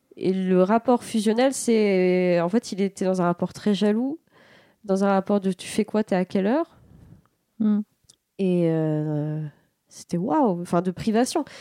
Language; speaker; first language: French; native; French